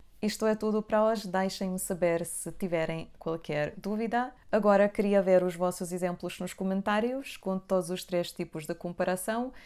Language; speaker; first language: Portuguese; non-native, fluent; Serbian